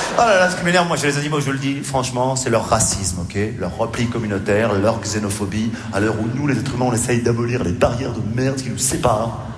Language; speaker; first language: French; native; French